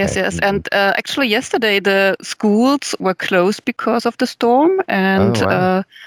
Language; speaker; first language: English; non-native, fluent; German